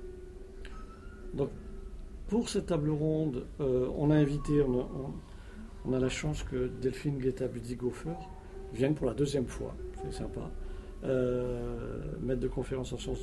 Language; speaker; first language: French; native; French